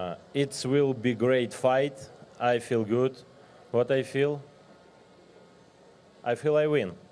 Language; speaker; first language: English; non-native, learner; Ukrainian